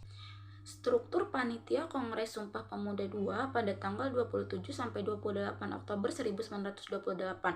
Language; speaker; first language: Indonesian; native; Indonesian